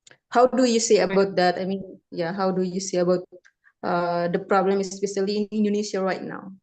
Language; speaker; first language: English; non-native, fluent; Indonesian